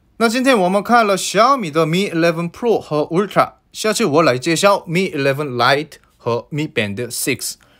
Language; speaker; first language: Chinese; non-native, fluent; Korean